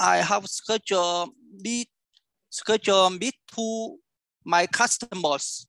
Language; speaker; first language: English; non-native, learner; Vietnamese